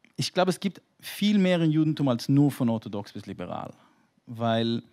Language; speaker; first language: German; non-native, fluent; Hebrew